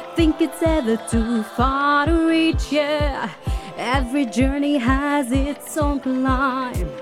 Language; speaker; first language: English; early bilingual, other home language; Romanian